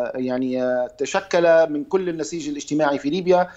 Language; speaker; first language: Arabic; native; Arabic